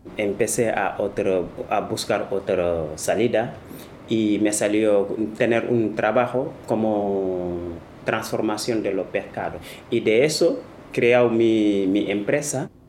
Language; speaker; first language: Spanish; non-native, fluent; Wolof